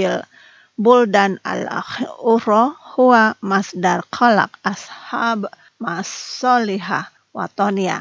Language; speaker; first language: Arabic; non-native, fluent; Indonesian